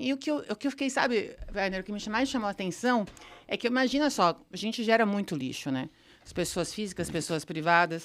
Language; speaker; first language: Portuguese; native; Portuguese